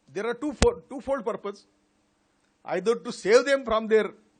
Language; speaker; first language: Hindi; non-native, local second language; Marathi